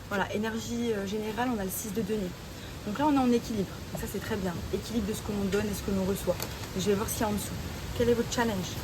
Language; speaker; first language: French; native; French